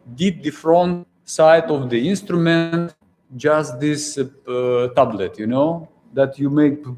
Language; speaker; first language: English; non-native, fluent; Russian